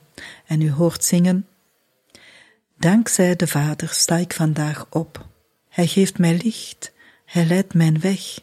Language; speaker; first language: Dutch; native; Dutch